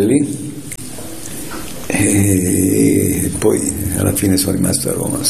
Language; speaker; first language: Italian; native; Italian